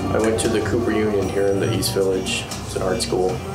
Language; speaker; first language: English; native; English